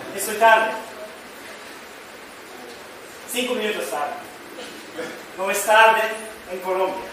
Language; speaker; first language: Spanish; non-native, learner; Japanese